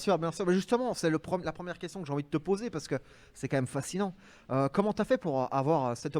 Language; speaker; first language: French; native; French